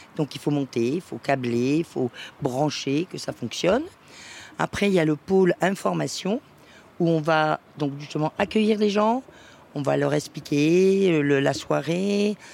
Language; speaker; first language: French; native; French